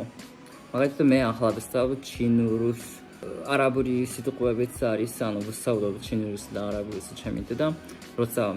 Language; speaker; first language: Georgian; non-native, fluent; Japanese